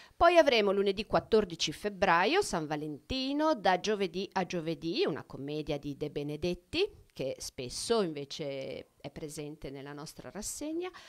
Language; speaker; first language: Italian; native; Italian